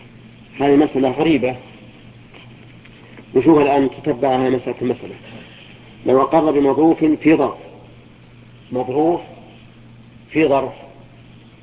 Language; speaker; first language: Arabic; native; Arabic